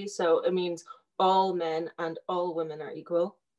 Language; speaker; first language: English; native; English